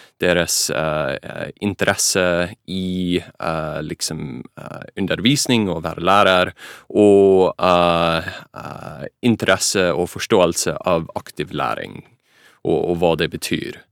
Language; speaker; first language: Norwegian; non-native, fluent; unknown